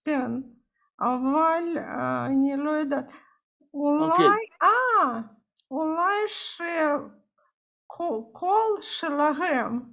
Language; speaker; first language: Hebrew; non-native, fluent; Russian